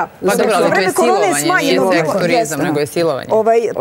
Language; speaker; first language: Serbian; native; Serbian